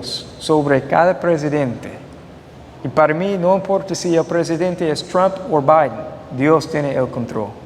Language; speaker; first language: Spanish; non-native, fluent; English